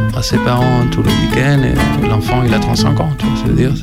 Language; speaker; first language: French; non-native, fluent; Spanish